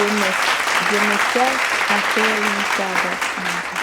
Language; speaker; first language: French; non-native, learner; English